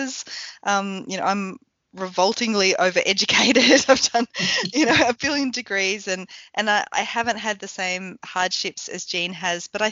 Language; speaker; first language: English; native; English